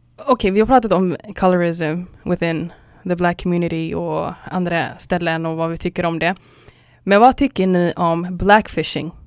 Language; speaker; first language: Swedish; early bilingual, other home language; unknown